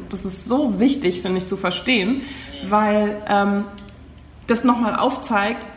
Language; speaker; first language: German; native; German